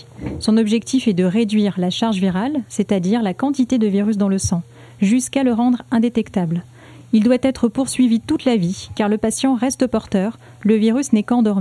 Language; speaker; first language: French; native; French